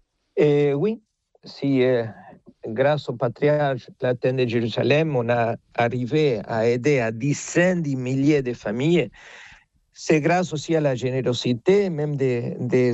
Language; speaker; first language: French; non-native, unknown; Spanish